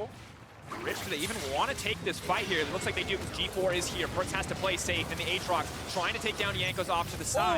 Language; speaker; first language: English; native; English